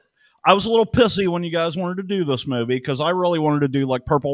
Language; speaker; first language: English; native; English